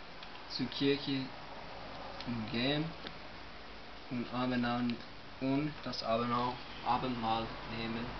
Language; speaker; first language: German; non-native, learner; English